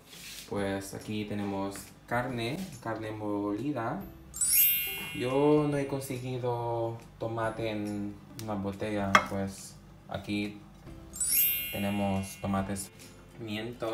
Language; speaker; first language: Spanish; non-native, fluent; Filipino